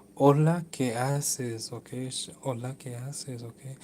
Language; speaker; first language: Spanish; early bilingual, other home language; English